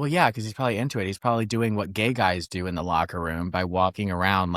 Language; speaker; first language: English; native; English